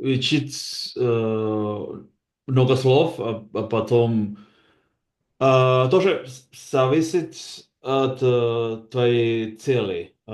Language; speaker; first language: Russian; non-native, learner; Basque